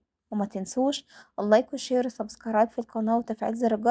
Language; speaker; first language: Arabic; native; Arabic